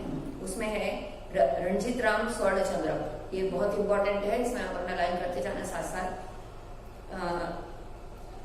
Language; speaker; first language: Hindi; non-native, local second language; Gujarati